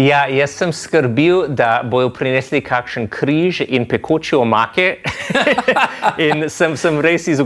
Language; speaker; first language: Slovenian; non-native, fluent; English